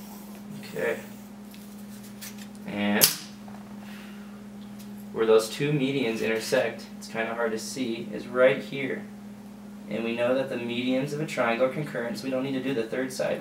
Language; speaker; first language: English; native; English